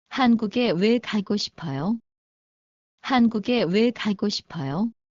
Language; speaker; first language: Korean; non-native, learner; Bangla